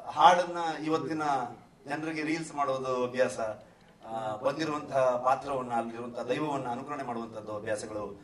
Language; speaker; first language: Kannada; native; Kannada